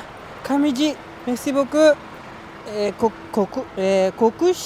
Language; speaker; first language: French; non-native, learner; Japanese